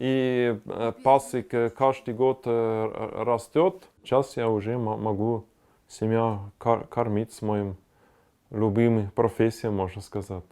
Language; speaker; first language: Russian; non-native, learner; German